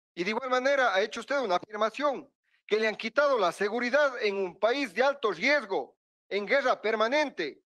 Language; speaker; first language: Spanish; native; Spanish